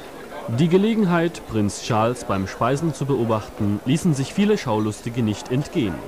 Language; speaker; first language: German; native; German